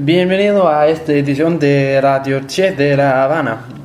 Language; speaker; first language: Spanish; non-native, learner; Danish